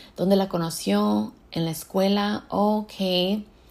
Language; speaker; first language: Spanish; early bilingual, heritage; Spanish